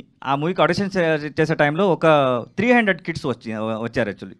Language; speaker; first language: Telugu; non-native, learner; Kannada